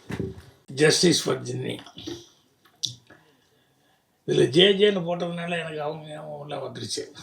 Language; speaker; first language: Tamil; native; Tamil